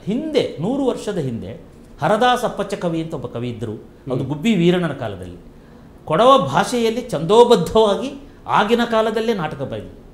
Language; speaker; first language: Kannada; non-native, local second language; Kodava